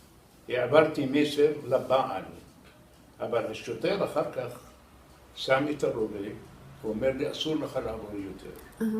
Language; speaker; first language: Hebrew; non-native, fluent; Arabic